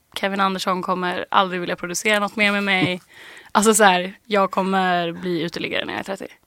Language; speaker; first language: Swedish; native; Swedish